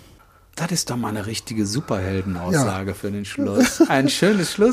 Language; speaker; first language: German; native; German